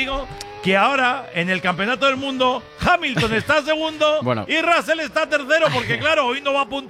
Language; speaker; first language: Spanish; native; Spanish